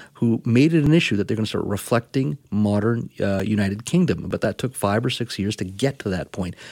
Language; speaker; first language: English; native; English